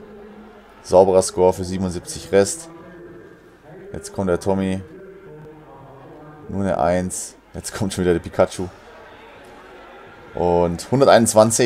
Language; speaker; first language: German; native; German